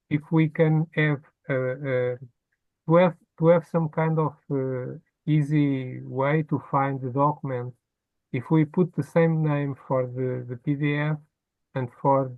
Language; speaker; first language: English; non-native, fluent; Portuguese